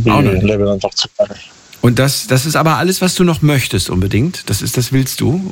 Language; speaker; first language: German; native; German